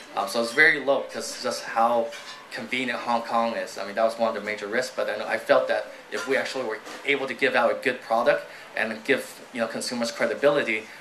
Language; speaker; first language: English; native; English